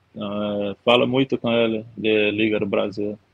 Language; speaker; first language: Portuguese; non-native, learner; English